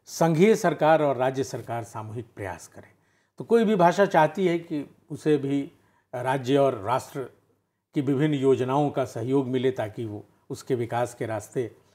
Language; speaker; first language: Hindi; native; Hindi